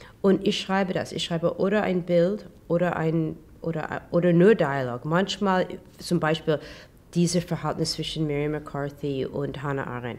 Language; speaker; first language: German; non-native, learner; English